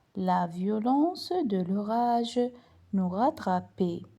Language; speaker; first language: French; non-native, local second language; Arabic